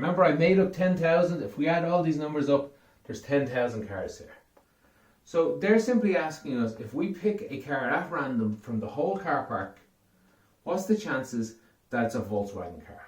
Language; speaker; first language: English; native; English